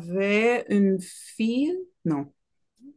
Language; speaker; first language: French; non-native, learner; Portuguese